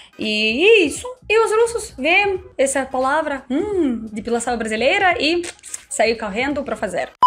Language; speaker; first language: Portuguese; non-native, fluent; Russian